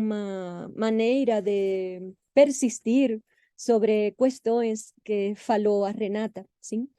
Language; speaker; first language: Portuguese; non-native, fluent; Spanish